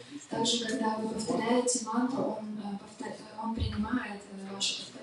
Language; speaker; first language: Russian; native; Russian